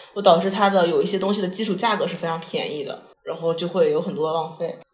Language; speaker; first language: Chinese; non-native, local second language; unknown